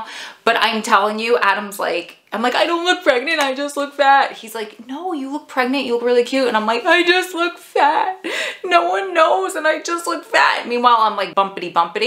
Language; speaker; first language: English; native; English